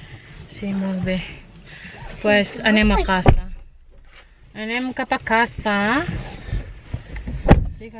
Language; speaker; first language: Catalan; non-native, learner; Filipino